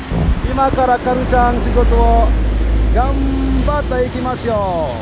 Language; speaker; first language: Japanese; non-native, fluent; Indonesian